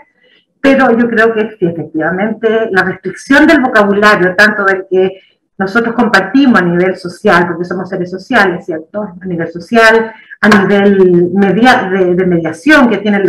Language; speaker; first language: Spanish; native; Spanish